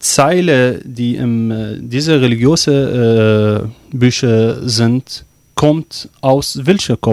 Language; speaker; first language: German; non-native, learner; Arabic